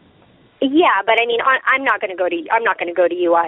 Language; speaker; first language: English; native; English